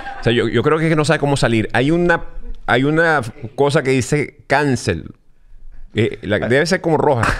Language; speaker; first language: Spanish; native; Spanish